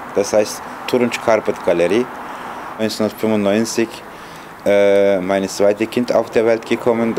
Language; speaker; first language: German; non-native, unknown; Turkish